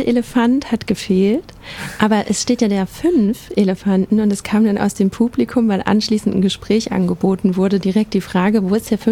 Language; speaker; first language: German; native; German